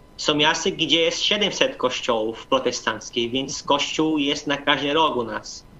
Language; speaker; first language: Polish; non-native, fluent; Portuguese